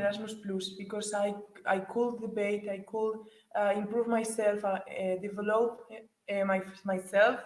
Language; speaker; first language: English; non-native, learner; Spanish